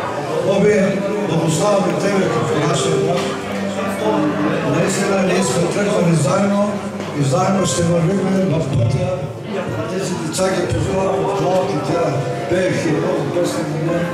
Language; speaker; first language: Bulgarian; non-native, fluent; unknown